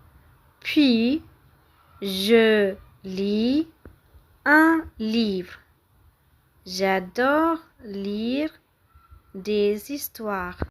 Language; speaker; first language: French; non-native, fluent; Tamil